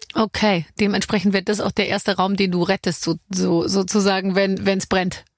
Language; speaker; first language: German; native; German